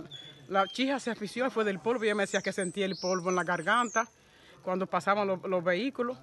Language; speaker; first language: Spanish; native; Spanish